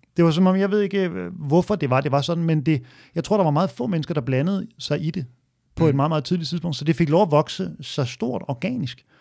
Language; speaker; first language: Danish; native; Danish